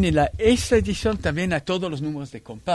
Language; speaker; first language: Spanish; non-native, fluent; Italian